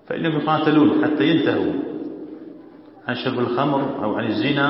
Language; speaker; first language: Arabic; native; Arabic